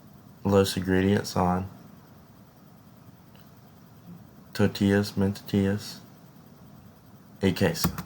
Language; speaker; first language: Spanish; non-native, learner; English